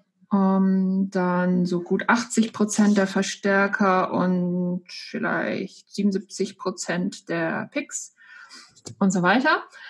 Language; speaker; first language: German; native; German